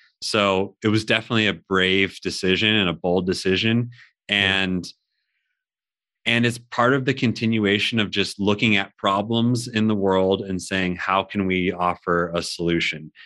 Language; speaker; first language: English; native; English